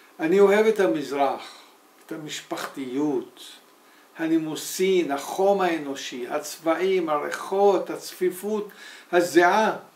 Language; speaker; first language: Hebrew; early bilingual, other home language; Arabic